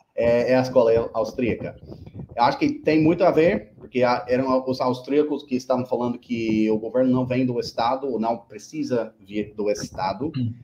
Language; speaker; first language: Portuguese; non-native, fluent; English